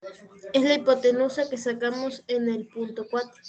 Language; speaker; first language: Spanish; native; Spanish